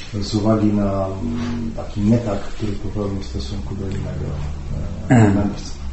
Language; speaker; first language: Polish; native; Polish